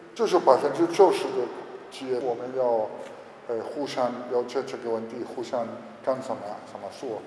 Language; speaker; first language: Chinese; non-native, learner; Spanish